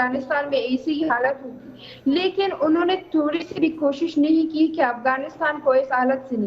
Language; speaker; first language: Hindi; non-native, fluent; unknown